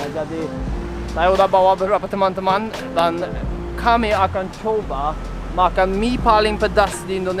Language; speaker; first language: Indonesian; non-native, fluent; Norwegian